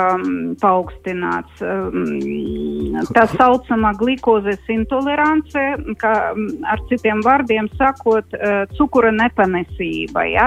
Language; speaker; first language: Latvian; non-native, local second language; Russian